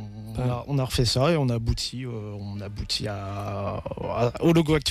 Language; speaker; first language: French; native; French